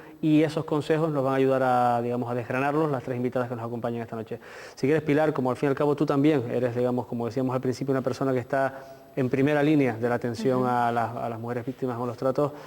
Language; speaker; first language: Spanish; native; Spanish